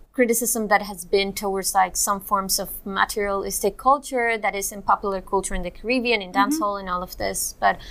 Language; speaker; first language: English; non-native, fluent; Spanish